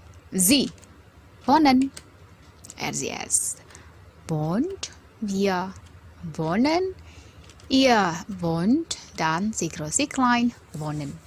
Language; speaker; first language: German; non-native, fluent; Indonesian